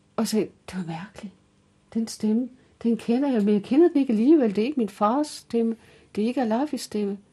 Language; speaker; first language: Danish; early bilingual, other home language; Kalaallisut